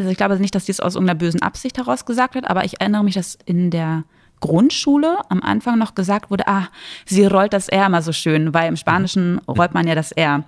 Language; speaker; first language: German; native; German